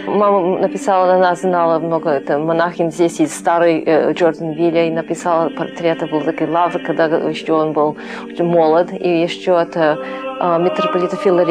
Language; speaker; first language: Russian; non-native, fluent; English